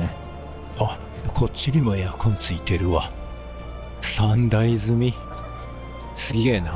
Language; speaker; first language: Japanese; native; Japanese